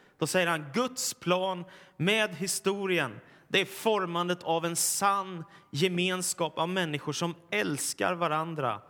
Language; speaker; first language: Swedish; native; Swedish